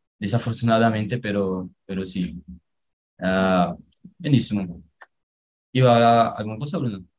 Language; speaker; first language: Spanish; non-native, fluent; Portuguese